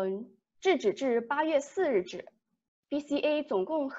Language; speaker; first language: Chinese; native; Chinese